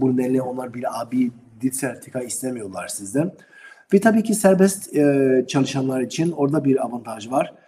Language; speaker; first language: Turkish; non-native, learner; German